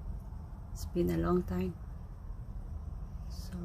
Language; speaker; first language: English; non-native, local second language; Filipino